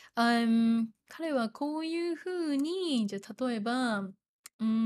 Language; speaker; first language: Japanese; native; Japanese